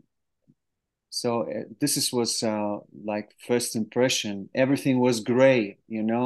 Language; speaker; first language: English; non-native, fluent; Arabic